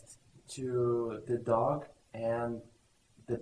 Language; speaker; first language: English; non-native, learner; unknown